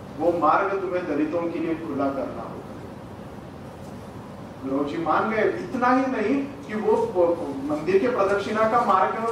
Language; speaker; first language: Hindi; non-native, local second language; Marathi